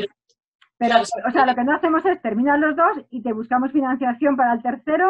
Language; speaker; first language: Spanish; native; Spanish